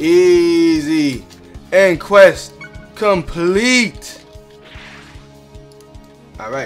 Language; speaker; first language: English; native; English